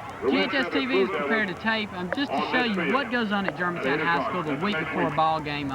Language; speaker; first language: English; native; English